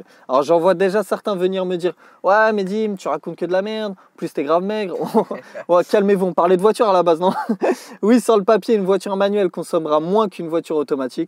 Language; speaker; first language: French; native; French